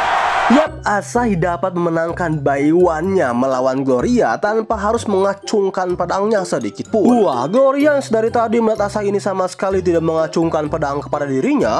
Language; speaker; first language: Indonesian; native; Indonesian